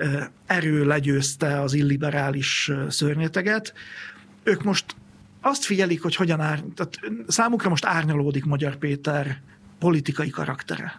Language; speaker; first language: Hungarian; native; Hungarian